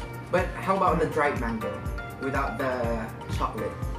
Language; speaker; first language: English; non-native, local second language; Filipino